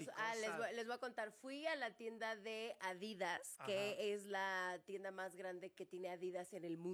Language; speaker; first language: Spanish; native; Spanish